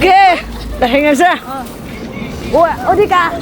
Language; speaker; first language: Korean; non-native, learner; Filipino